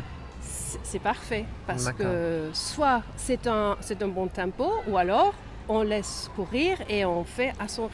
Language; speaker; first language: French; non-native, fluent; Swedish